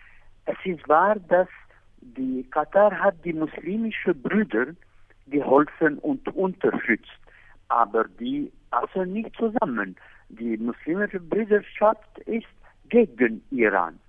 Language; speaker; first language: German; non-native, fluent; Arabic